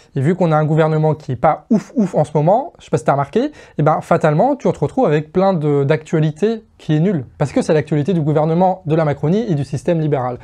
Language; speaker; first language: French; native; French